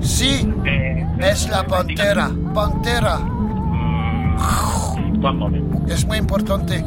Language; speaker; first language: Spanish; non-native, learner; French